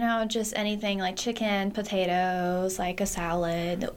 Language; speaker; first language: English; non-native, fluent; Polish